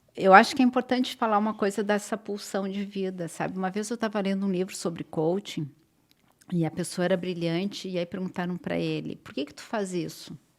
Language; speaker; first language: Portuguese; native; Portuguese